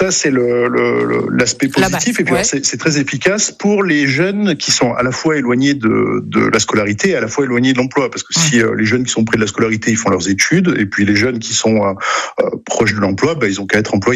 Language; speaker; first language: French; native; French